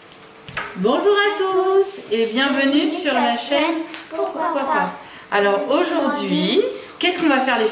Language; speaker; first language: French; native; French